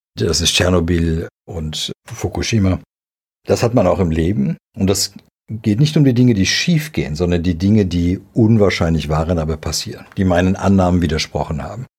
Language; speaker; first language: German; early bilingual, other home language; Serbian